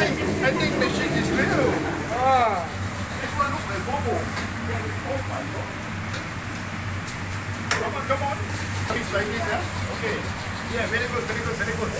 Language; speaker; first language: English; non-native, learner; Burmese